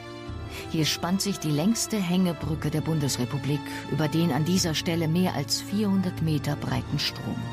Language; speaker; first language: German; native; German